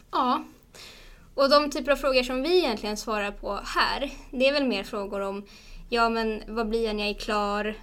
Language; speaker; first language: Swedish; native; Swedish